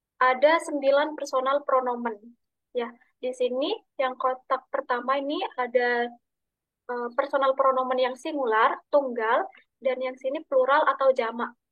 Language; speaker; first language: Indonesian; native; Indonesian